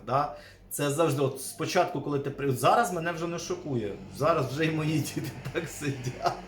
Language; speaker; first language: Ukrainian; native; Ukrainian